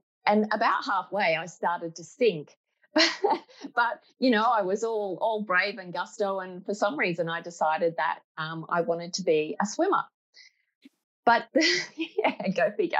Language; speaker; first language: English; native; English